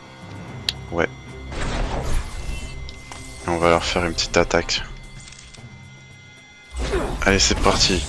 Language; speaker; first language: French; native; French